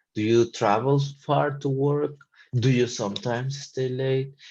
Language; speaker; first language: English; non-native, fluent; Spanish